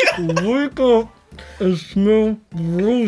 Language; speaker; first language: English; native; English